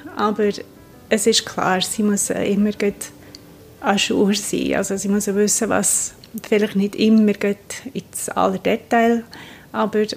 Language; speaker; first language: German; non-native, fluent; English